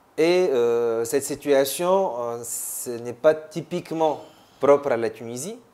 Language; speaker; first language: French; non-native, local second language; Arabic